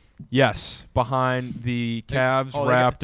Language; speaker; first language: English; native; English